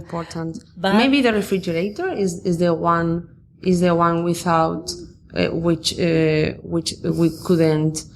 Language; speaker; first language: English; non-native, fluent; Spanish